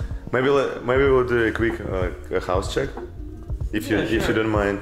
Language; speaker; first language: English; non-native, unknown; Russian